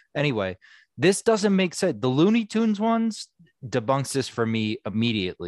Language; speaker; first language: English; native; English